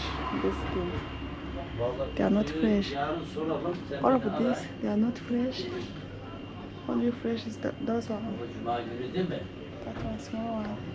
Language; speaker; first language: English; non-native, fluent; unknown